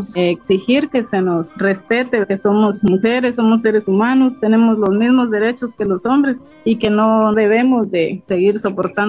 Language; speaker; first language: Spanish; native; Spanish